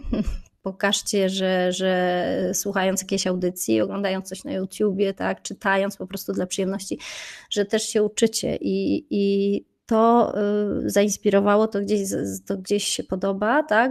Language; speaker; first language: Polish; native; Polish